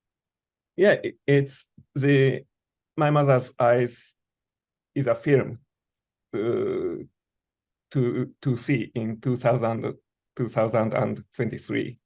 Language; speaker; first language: English; non-native, learner; Japanese